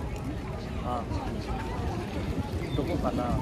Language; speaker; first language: Japanese; non-native, learner; Indonesian